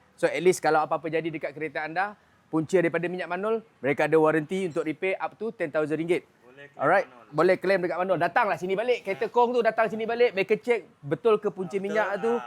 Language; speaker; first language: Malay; native; Malay